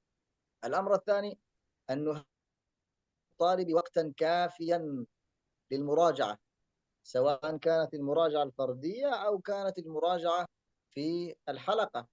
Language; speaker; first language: Arabic; native; Arabic